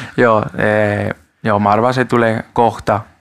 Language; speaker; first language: Finnish; non-native, learner; Spanish